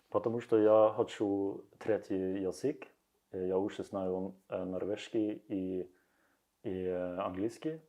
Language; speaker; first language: Russian; non-native, learner; Norwegian